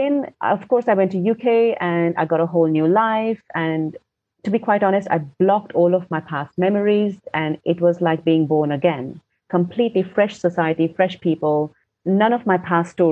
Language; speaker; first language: English; non-native, local second language; Gujarati